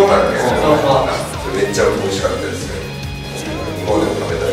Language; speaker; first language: Japanese; native; Japanese